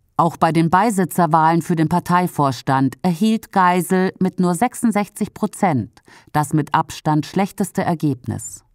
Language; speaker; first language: German; native; German